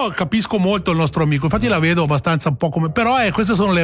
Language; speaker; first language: Italian; native; Italian